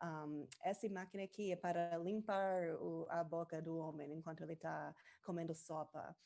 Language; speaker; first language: Portuguese; non-native, learner; English